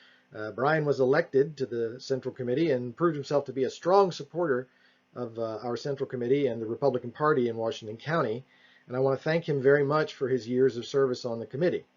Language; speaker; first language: English; native; English